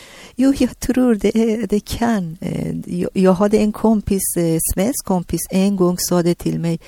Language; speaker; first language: Swedish; non-native, learner; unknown